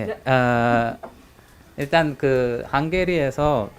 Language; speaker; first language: Korean; non-native, learner; Hungarian